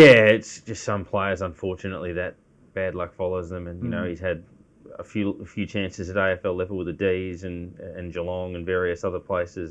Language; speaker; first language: English; native; English